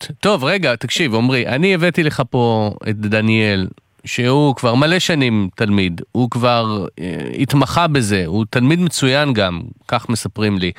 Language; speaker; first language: Hebrew; native; Hebrew